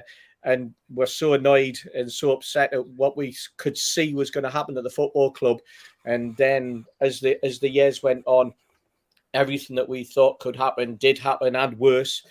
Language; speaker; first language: English; native; English